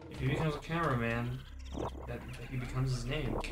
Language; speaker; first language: English; native; English